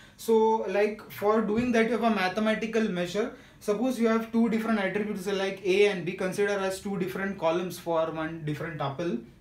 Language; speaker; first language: English; non-native, local second language; Marathi